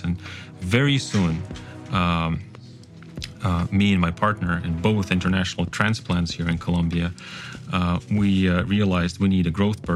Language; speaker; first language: English; non-native, fluent; Kazakh